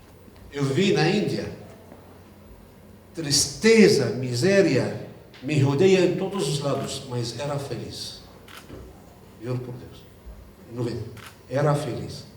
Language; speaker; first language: Portuguese; non-native, fluent; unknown